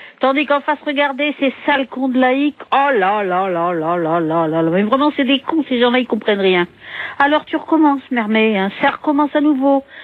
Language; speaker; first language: French; native; French